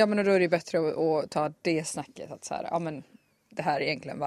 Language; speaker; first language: Swedish; native; Swedish